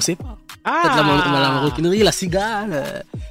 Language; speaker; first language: French; non-native, local second language; Lingala